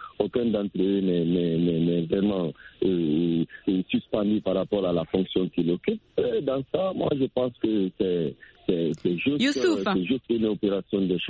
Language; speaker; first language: French; non-native, local second language; Fula